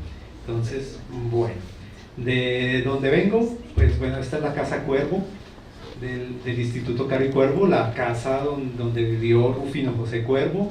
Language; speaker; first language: Spanish; native; Spanish